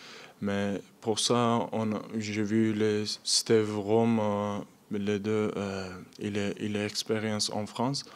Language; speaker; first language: French; non-native, learner; Turkish